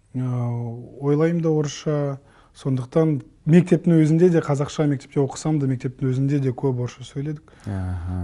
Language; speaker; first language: Kazakh; non-native, local second language; Russian